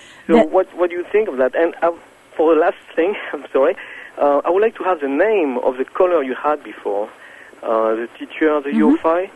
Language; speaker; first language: English; non-native, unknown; French